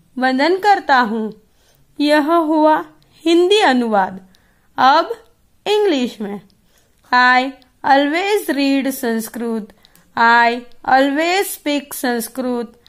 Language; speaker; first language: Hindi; non-native, local second language; Gujarati